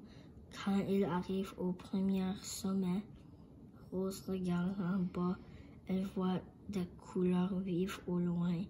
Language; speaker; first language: French; non-native, learner; English